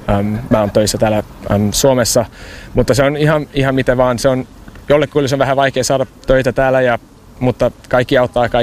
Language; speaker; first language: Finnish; early bilingual, heritage; English